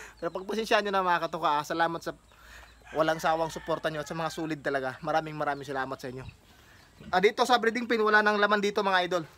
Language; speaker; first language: Filipino; non-native, local second language; Cebuano